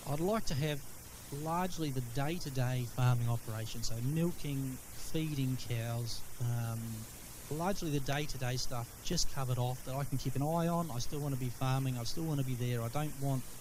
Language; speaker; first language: English; native; English